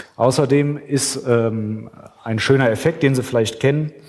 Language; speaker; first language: German; native; German